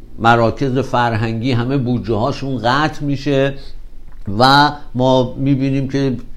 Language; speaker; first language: Persian; native; Persian